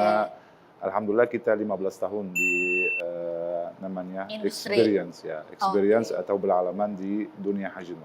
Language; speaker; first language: Indonesian; non-native, learner; Arabic